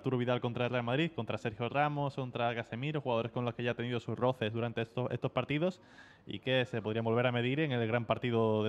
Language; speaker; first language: Spanish; native; Spanish